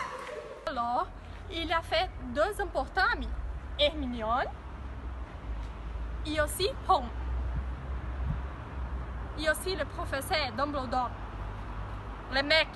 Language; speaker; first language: French; non-native, learner; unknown